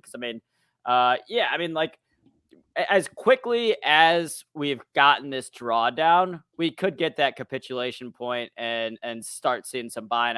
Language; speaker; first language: English; native; English